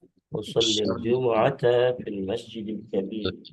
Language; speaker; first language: Arabic; non-native, learner; Indonesian